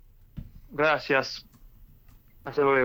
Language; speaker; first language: Spanish; early bilingual, heritage; English